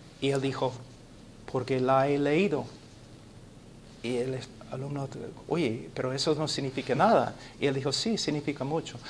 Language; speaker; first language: Spanish; non-native, fluent; English